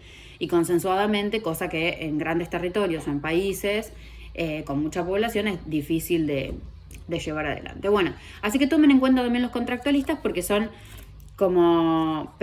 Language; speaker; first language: Spanish; native; Spanish